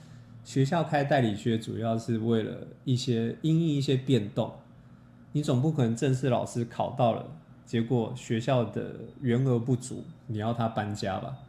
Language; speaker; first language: Chinese; native; Chinese